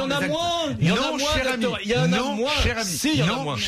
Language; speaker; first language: French; native; French